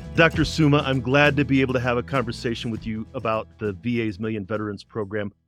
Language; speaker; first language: English; native; English